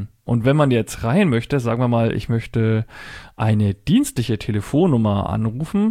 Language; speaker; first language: German; native; German